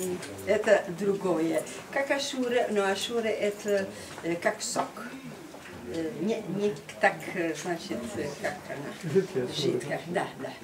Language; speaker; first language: Russian; non-native, fluent; Albanian